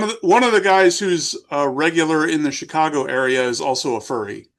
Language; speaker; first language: English; native; English